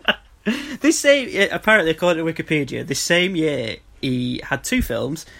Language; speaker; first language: English; native; English